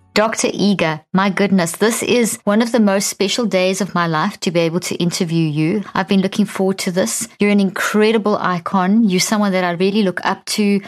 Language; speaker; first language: English; native; English